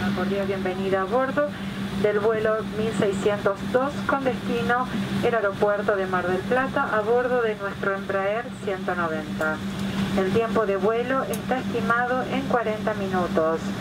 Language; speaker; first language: Spanish; native; Spanish